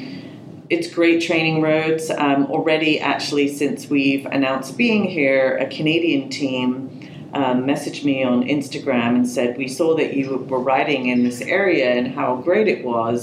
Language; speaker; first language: English; native; English